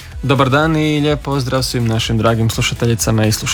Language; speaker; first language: Serbian; native; Serbian